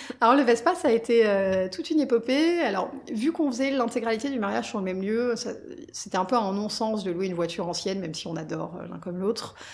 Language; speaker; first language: French; native; French